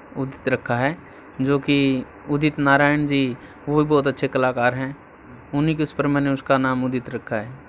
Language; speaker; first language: Hindi; native; Hindi